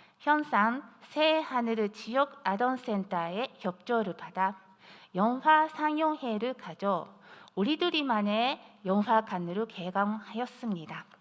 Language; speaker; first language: Korean; non-native, fluent; Japanese